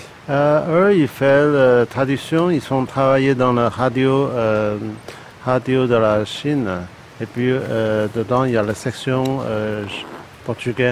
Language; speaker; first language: French; non-native, learner; Cantonese